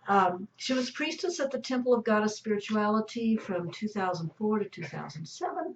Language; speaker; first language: English; native; English